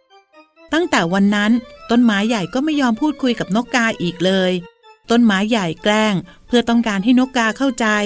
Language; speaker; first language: Thai; native; Thai